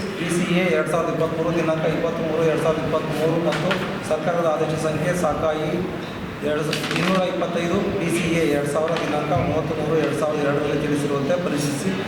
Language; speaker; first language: Kannada; native; Kannada